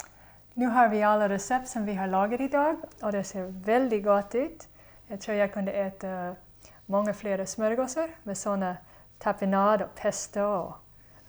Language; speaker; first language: Swedish; non-native, fluent; English